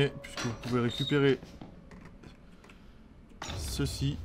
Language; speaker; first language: French; native; French